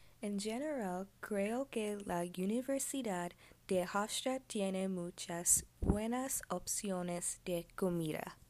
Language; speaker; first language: Spanish; non-native, learner; English